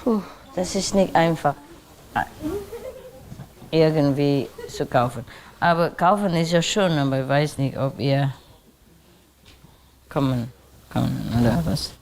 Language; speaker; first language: German; non-native, learner; Vietnamese